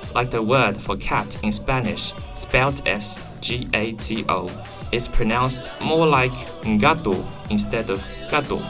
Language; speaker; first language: English; non-native, fluent; Chinese